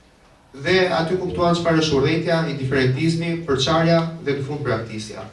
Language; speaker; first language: Albanian; native; Albanian